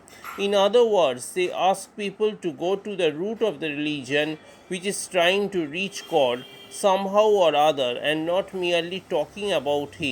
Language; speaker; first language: English; non-native, local second language; Bangla